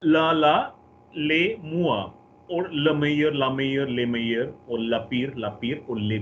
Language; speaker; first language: French; non-native, fluent; Hindi